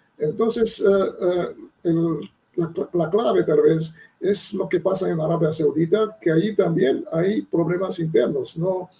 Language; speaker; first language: Spanish; non-native, fluent; Italian